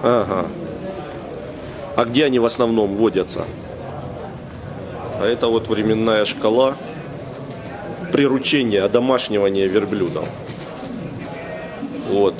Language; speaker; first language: Russian; native; Russian